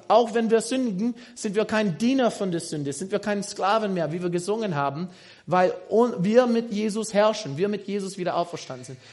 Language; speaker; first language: German; non-native, fluent; English